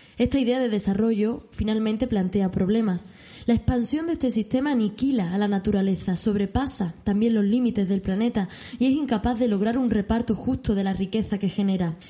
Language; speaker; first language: Spanish; native; Spanish